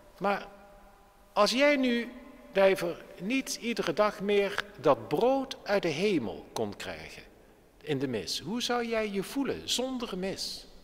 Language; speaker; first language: Dutch; native; Dutch